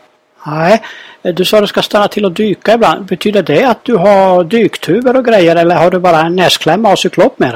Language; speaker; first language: Swedish; native; Swedish